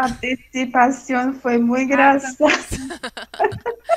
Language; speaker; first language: Spanish; non-native, learner; Portuguese